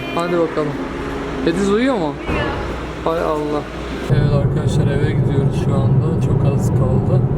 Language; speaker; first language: Turkish; native; Turkish